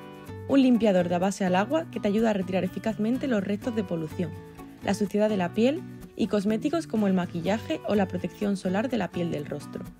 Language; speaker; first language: Spanish; native; Spanish